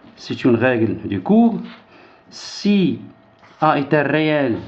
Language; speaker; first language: French; non-native, local second language; Arabic